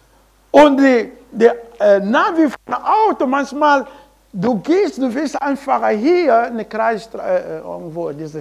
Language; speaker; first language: German; non-native, learner; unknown